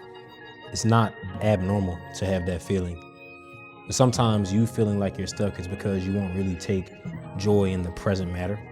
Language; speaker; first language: English; native; English